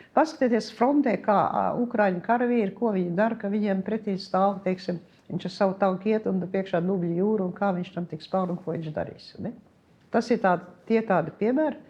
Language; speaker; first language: Latvian; early bilingual, heritage; Latvian